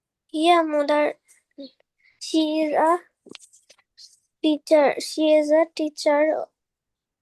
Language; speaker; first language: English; non-native, learner; Bangla